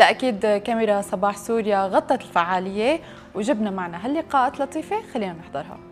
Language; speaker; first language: Arabic; native; Arabic